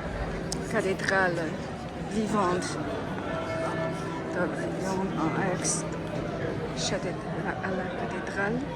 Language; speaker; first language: French; non-native, learner; Chinese